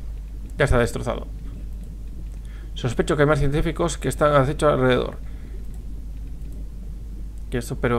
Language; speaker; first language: Spanish; native; Spanish